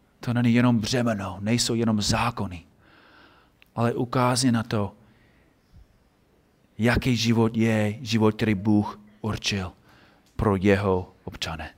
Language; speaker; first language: Czech; non-native, fluent; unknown